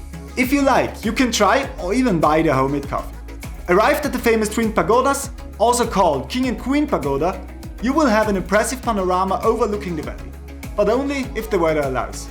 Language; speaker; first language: English; non-native, fluent; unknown